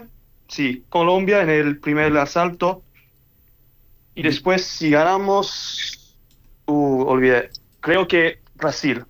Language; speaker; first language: Spanish; early bilingual, heritage; English